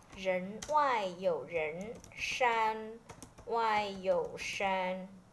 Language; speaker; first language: Chinese; non-native, fluent; Vietnamese